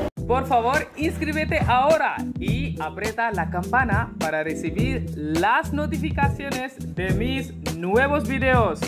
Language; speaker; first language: Spanish; non-native, learner; Hindi